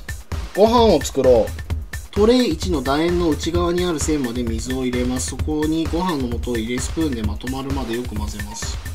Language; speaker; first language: Japanese; native; Japanese